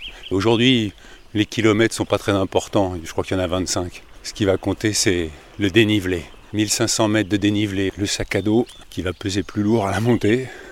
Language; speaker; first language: French; native; French